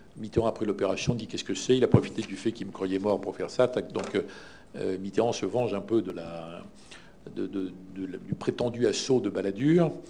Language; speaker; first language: French; native; French